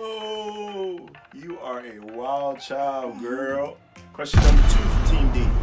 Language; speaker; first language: English; native; English